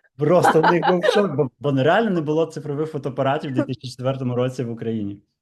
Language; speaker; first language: Ukrainian; native; Ukrainian